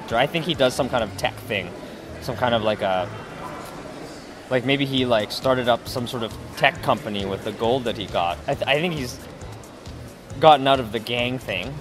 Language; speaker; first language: English; early bilingual, other home language; Cantonese